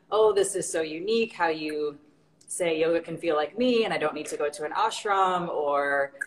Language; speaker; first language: English; native; English